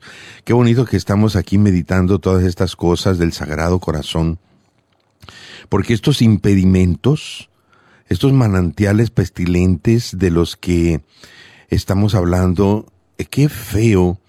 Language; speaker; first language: Spanish; native; Spanish